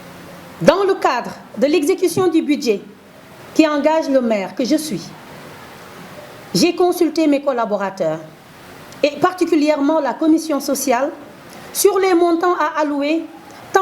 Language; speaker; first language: French; non-native, local second language; Wolof